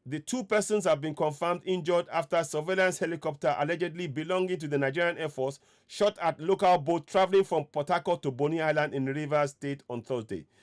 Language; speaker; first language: English; non-native, local second language; Yoruba